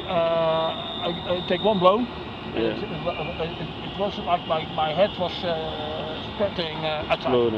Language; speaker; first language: English; non-native, learner; Dutch